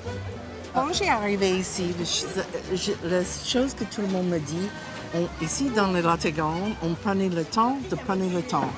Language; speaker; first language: French; non-native, fluent; English